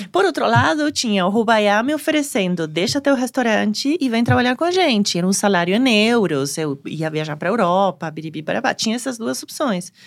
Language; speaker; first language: Portuguese; non-native, fluent; Spanish